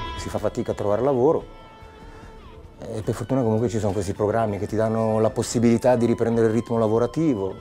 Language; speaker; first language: Italian; native; Italian